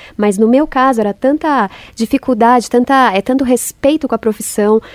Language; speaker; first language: Portuguese; native; Portuguese